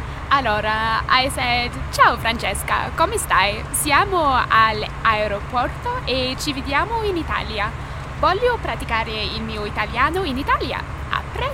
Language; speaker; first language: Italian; non-native, learner; English